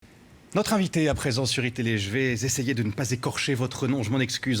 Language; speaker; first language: French; native; French